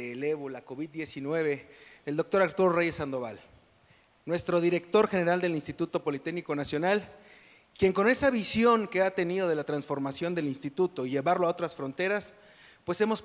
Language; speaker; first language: Spanish; native; Spanish